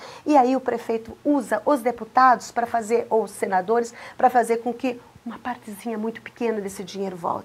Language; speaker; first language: Portuguese; native; Portuguese